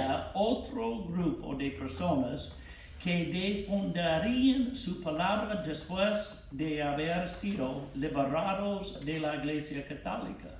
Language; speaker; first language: Spanish; non-native, fluent; English